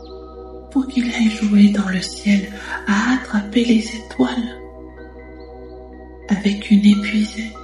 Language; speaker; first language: French; native; French